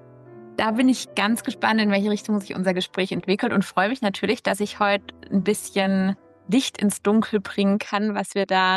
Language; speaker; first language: German; native; German